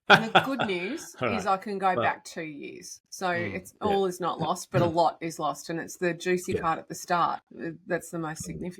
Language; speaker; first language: English; native; English